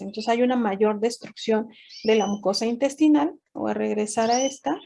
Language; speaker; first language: Spanish; native; Spanish